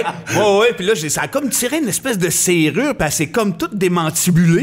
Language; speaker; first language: French; native; French